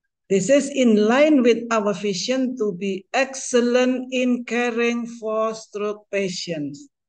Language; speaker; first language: English; non-native, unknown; Indonesian